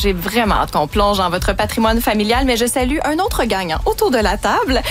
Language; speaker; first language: French; native; French